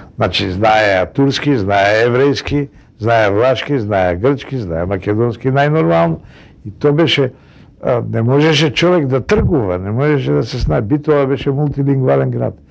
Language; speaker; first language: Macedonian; native; Macedonian